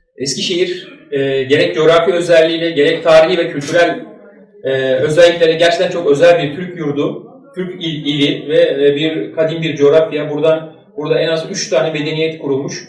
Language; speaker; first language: Turkish; native; Turkish